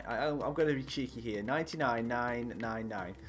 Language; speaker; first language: English; native; English